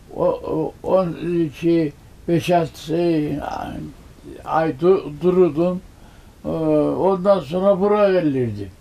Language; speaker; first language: Turkish; native; Turkish